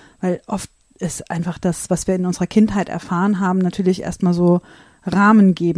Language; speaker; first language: German; native; German